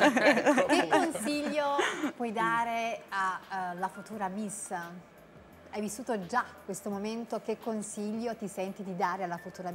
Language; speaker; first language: Italian; native; Italian